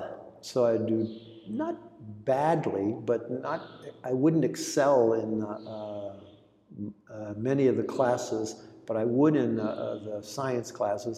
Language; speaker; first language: English; early bilingual, other home language; Greek